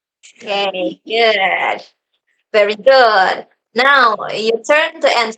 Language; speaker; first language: English; non-native, learner; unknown